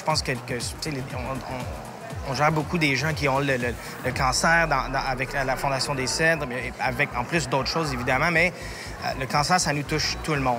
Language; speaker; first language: French; native; French